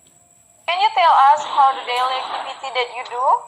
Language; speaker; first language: English; non-native, learner; Indonesian